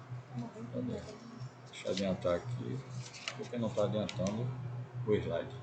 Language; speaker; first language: Portuguese; native; Portuguese